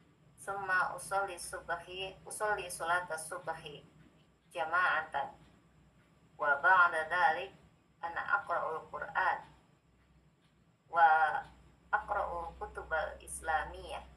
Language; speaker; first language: Arabic; non-native, fluent; Indonesian